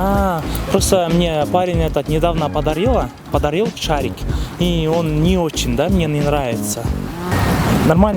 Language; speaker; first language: Russian; non-native, local second language; Kyrgyz